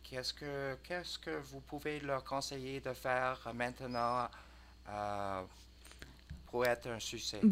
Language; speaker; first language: French; non-native, learner; English